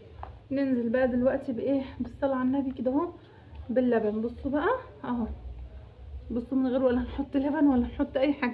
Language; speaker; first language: Arabic; native; Arabic